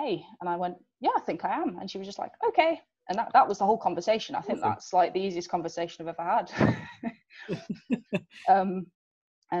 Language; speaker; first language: English; native; English